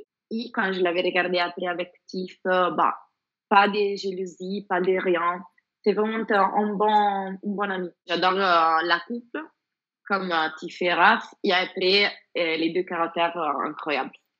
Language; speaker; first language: French; non-native, fluent; Spanish